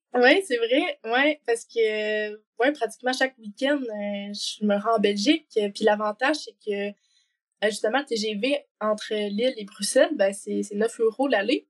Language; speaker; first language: French; native; French